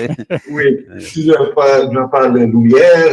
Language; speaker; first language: French; non-native, learner; Portuguese